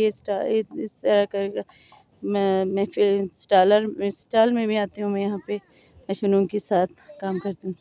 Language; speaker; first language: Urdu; non-native, local second language; Balti